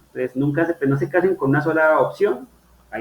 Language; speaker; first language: Spanish; native; Spanish